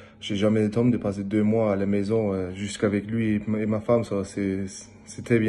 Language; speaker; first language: French; non-native, learner; English